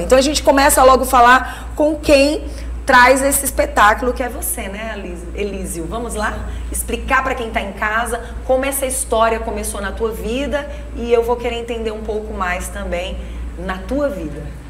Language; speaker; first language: Portuguese; native; Portuguese